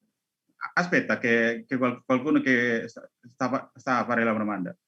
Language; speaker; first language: Italian; non-native, learner; Indonesian